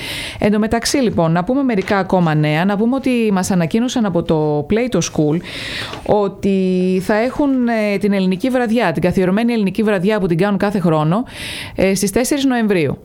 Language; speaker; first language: Greek; native; Greek